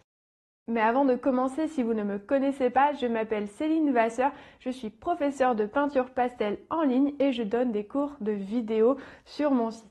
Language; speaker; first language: French; native; French